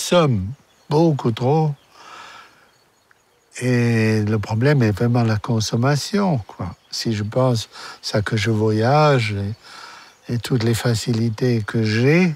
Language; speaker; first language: French; non-native, fluent; German